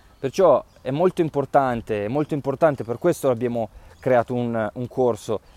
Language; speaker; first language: Italian; native; Italian